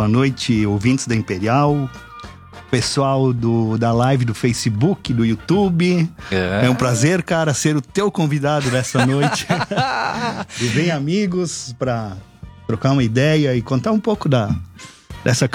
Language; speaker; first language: Portuguese; native; Portuguese